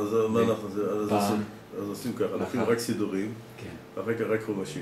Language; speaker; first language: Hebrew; non-native, fluent; English